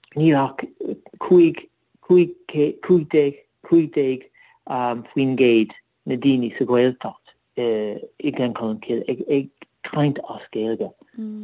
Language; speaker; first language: Irish; non-native, learner; English